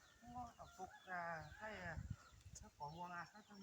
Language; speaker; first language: Vietnamese; non-native, local second language; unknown